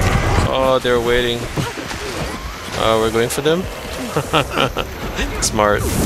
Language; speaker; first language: English; non-native, fluent; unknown